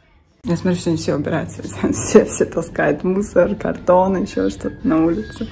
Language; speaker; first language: Russian; native; Russian